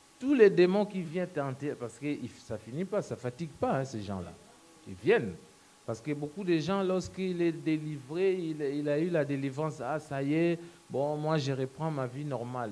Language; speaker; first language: French; non-native, local second language; Lingala